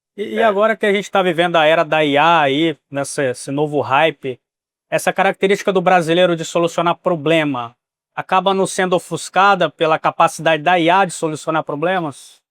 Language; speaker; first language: Portuguese; native; Portuguese